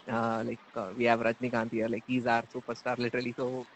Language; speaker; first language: English; non-native, local second language; Tamil